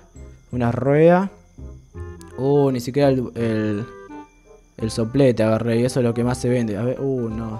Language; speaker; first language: Spanish; native; Spanish